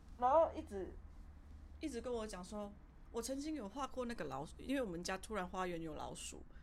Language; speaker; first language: Chinese; early bilingual, heritage; Chinese